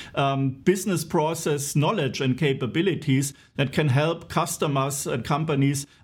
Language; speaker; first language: English; non-native, fluent; German